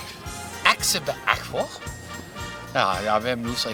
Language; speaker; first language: Dutch; native; Dutch